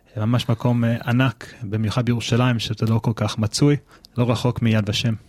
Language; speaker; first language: Hebrew; non-native, fluent; English